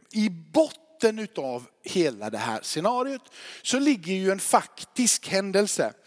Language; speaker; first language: Swedish; native; Swedish